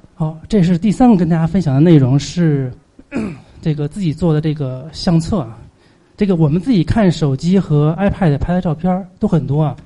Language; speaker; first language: Chinese; native; Chinese